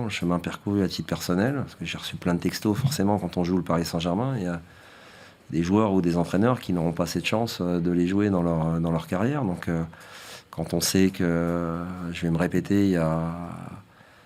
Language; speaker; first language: French; native; French